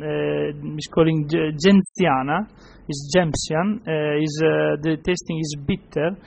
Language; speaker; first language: English; non-native, fluent; Italian